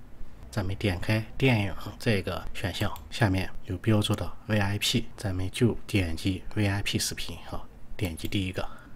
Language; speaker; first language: Chinese; native; Chinese